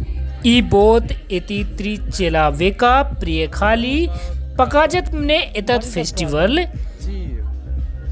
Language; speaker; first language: Russian; non-native, learner; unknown